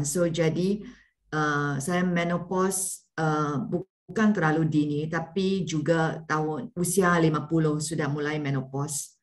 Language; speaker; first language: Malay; non-native, local second language; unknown